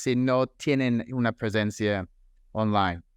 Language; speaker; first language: Spanish; non-native, fluent; English